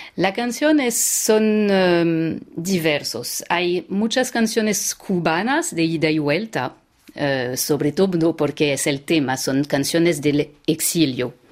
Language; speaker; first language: Spanish; non-native, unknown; French